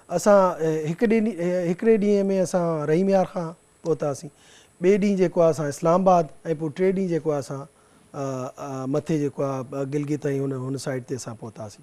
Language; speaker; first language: Sindhi; native; Sindhi